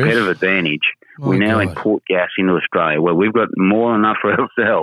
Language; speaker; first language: English; native; English